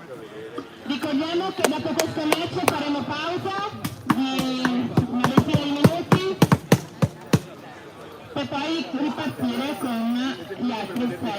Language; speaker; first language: Italian; native; Italian